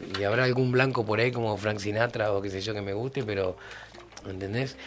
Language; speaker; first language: Spanish; native; Spanish